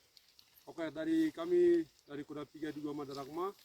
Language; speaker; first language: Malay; non-native, local second language; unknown